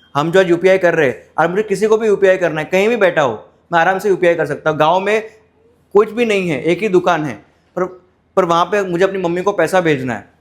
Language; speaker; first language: Hindi; non-native, local second language; Marathi